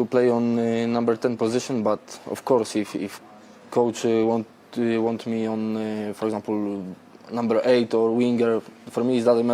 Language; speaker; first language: English; non-native, fluent; Polish